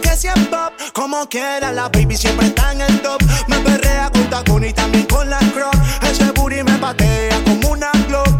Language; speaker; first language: Spanish; native; Spanish